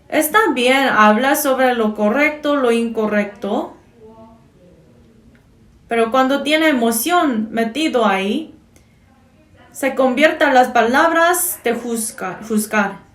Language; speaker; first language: Spanish; non-native, fluent; Korean